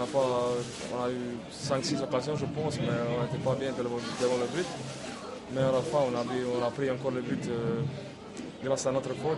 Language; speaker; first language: French; non-native, fluent; Croatian